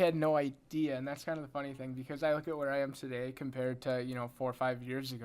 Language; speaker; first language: English; native; English